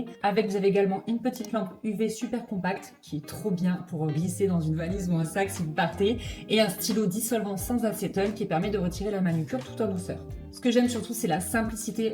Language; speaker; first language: French; native; French